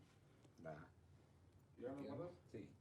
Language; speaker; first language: Spanish; native; Spanish